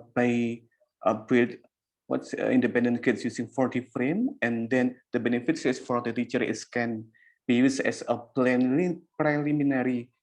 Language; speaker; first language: English; non-native, learner; Indonesian